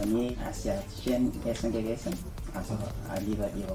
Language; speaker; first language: German; non-native, learner; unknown